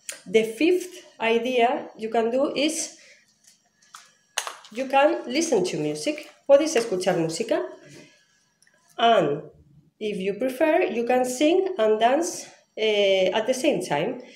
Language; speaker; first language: English; non-native, fluent; Spanish